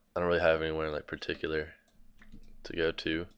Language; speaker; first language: English; native; English